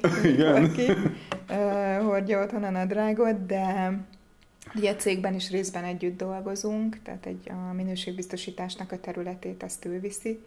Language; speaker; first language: Hungarian; native; Hungarian